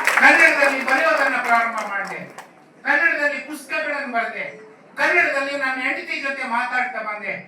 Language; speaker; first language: Kannada; non-native, local second language; Telugu